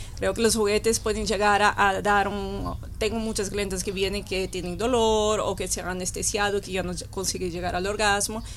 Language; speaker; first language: Spanish; non-native, fluent; Portuguese